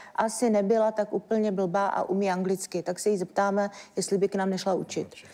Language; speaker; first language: Czech; native; Czech